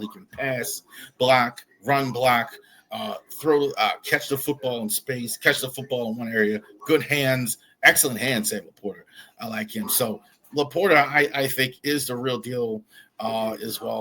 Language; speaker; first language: English; native; English